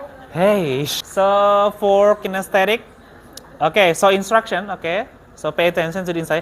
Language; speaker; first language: English; non-native, fluent; Indonesian